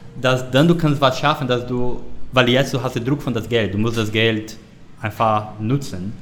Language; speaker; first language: German; non-native, learner; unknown